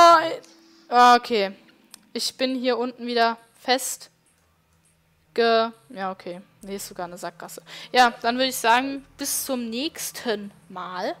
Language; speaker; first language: German; native; German